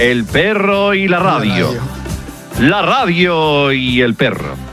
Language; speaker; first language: Spanish; native; Spanish